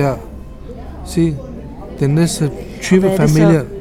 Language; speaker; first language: Danish; non-native, learner; Kurdish